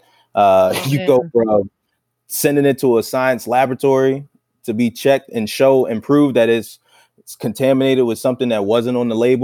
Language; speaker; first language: English; native; English